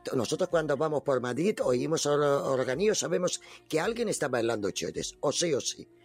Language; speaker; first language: Spanish; non-native, fluent; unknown